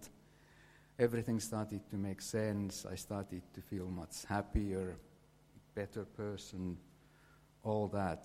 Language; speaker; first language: English; non-native, fluent; Finnish